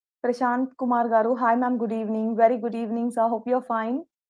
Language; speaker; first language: English; non-native, local second language; Telugu